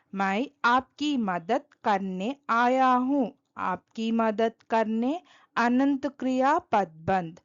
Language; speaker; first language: Hindi; non-native, local second language; Telugu